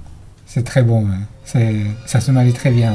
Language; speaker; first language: French; non-native, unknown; Japanese